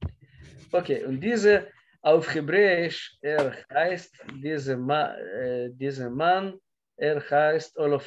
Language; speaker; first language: German; non-native, learner; Russian